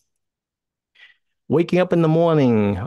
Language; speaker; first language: English; non-native, fluent; Vietnamese